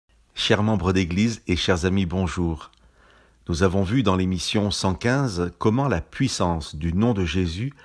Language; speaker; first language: French; native; French